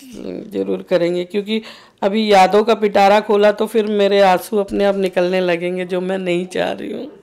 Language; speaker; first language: Hindi; native; Hindi